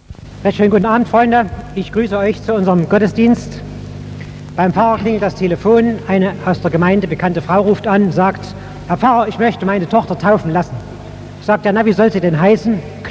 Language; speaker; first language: German; native; German